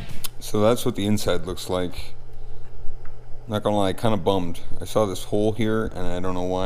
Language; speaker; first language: English; native; English